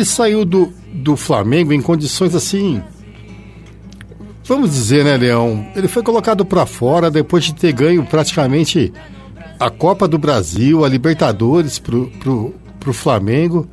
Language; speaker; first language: Portuguese; native; Portuguese